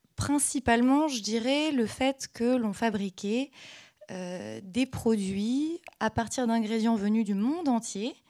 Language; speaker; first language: French; native; French